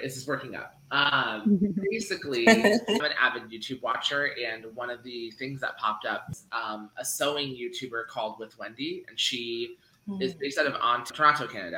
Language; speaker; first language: English; native; English